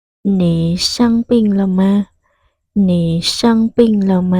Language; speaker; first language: Chinese; non-native, fluent; Khmer